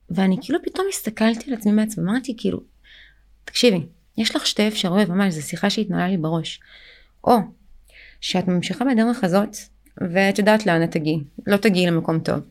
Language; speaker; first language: Hebrew; early bilingual, other home language; Russian